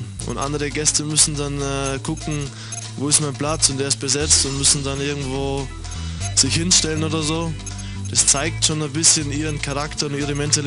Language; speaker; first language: German; native; German